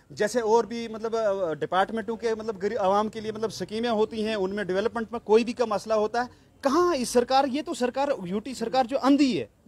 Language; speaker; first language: Hindi; non-native, local second language; Kashmiri